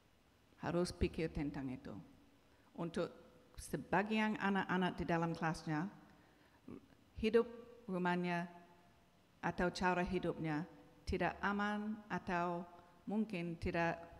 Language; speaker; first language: Indonesian; non-native, learner; English